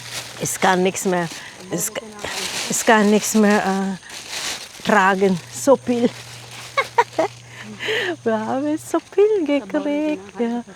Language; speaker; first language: German; non-native, fluent; Filipino